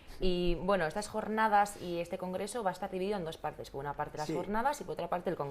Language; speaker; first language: Spanish; native; Spanish